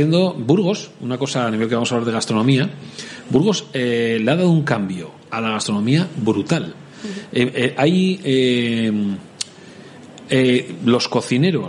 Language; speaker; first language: Spanish; native; Spanish